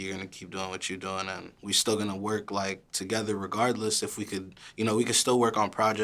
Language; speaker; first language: English; early bilingual, other home language; Haitian Creole